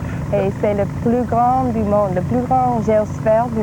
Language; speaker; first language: French; non-native, learner; English